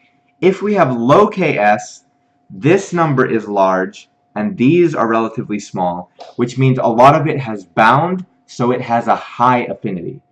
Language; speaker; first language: English; native; English